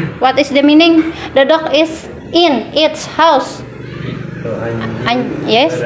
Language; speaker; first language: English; non-native, learner; Indonesian